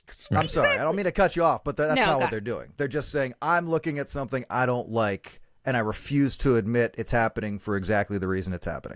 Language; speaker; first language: English; native; English